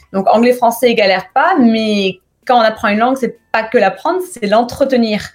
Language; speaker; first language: French; native; French